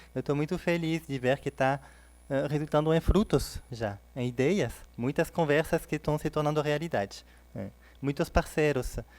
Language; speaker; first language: Portuguese; non-native, fluent; French